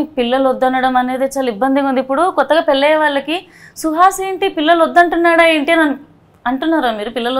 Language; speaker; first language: Telugu; native; Telugu